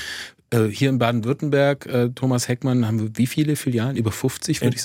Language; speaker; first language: German; native; German